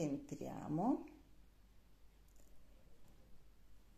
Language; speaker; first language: Italian; non-native, learner; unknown